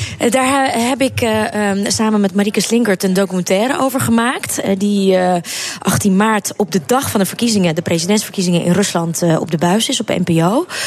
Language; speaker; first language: Dutch; early bilingual, other home language; Russian